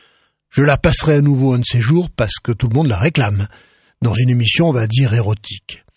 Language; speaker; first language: French; native; French